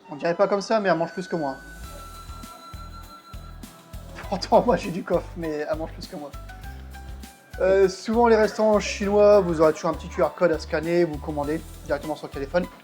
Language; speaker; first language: French; native; French